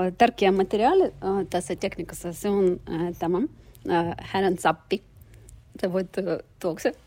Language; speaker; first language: Finnish; non-native, learner; Turkish